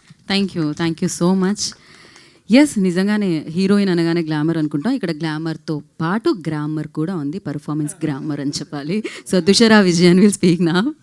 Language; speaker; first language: Telugu; native; Telugu